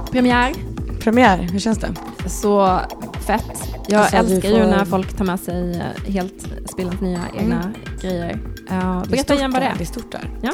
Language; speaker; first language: Swedish; native; Swedish